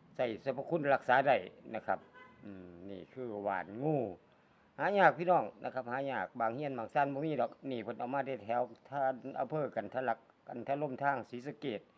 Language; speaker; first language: Thai; native; Thai